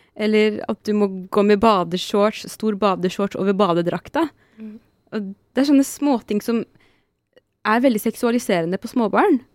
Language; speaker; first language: Norwegian; early bilingual, other home language; Arabic